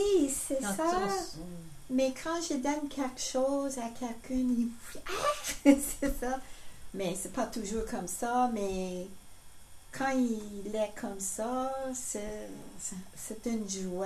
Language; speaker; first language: French; non-native, local second language; English